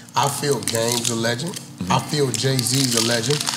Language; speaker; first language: English; native; English